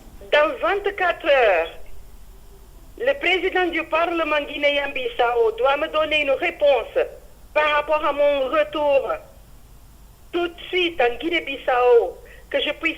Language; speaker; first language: French; non-native, fluent; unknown